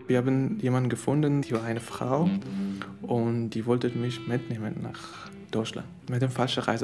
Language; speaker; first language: German; non-native, fluent; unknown